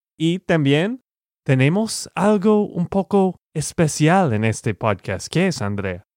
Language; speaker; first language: Spanish; non-native, fluent; English